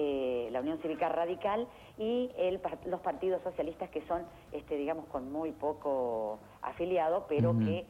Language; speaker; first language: Spanish; native; Spanish